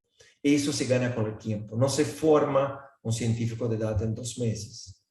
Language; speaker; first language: Spanish; non-native, fluent; Portuguese